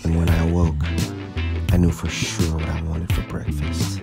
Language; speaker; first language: English; native; English